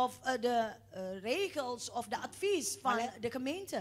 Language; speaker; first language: Dutch; non-native, fluent; Indonesian